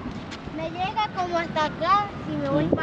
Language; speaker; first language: Spanish; early bilingual, other home language; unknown